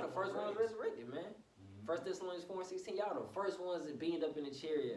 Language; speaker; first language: English; native; English